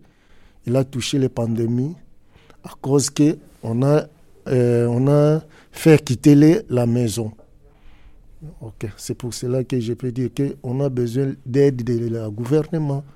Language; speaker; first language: French; non-native, learner; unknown